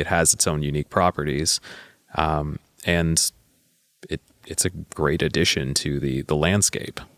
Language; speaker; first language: English; native; English